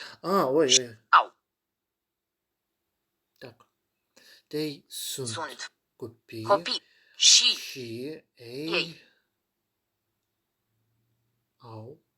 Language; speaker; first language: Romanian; non-native, learner; Ukrainian